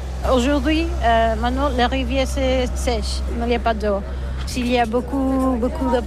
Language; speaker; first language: French; non-native, learner; Catalan